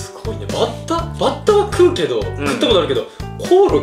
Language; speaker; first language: Japanese; native; Japanese